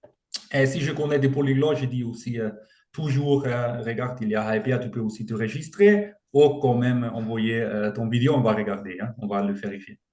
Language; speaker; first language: French; non-native, fluent; German